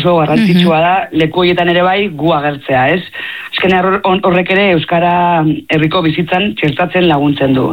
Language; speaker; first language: Basque; native; Basque